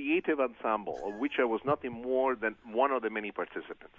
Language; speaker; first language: English; non-native, fluent; Italian